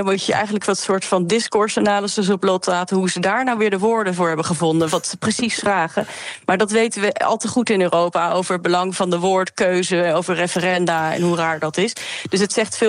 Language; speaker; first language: Dutch; native; Dutch